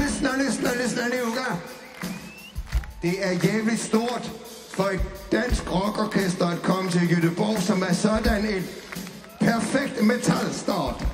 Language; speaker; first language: Swedish; non-native, learner; Danish